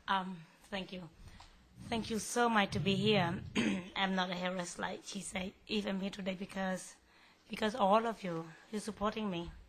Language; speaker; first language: English; non-native, learner; Khmer